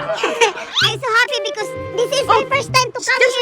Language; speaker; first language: English; non-native, learner; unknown